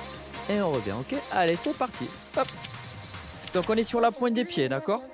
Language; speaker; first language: French; native; French